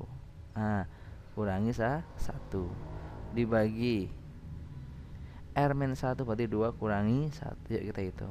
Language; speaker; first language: Indonesian; native; Indonesian